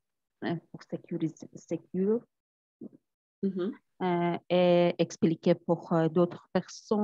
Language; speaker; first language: French; non-native, learner; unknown